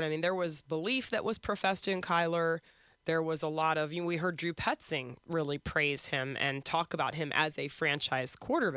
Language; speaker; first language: English; native; English